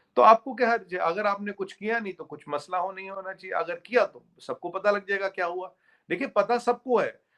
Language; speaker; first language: Hindi; native; Hindi